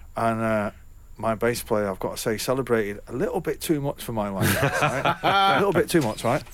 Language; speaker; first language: English; native; English